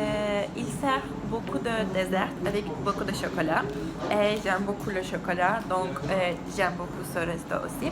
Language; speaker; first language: French; non-native, learner; Turkish